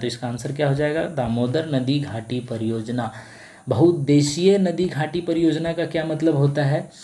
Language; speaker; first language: Hindi; native; Hindi